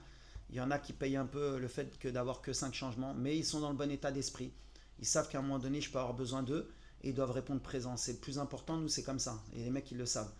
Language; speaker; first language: French; native; French